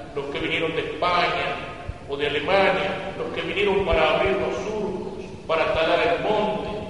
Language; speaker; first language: Spanish; native; Spanish